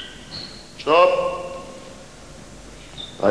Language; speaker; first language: German; non-native, fluent; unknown